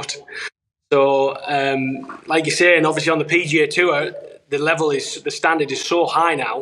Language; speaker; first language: English; native; English